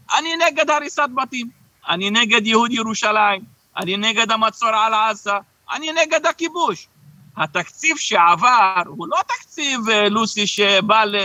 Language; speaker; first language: Hebrew; non-native, local second language; Arabic